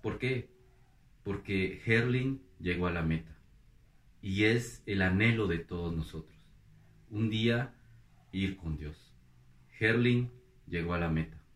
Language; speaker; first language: Spanish; native; Spanish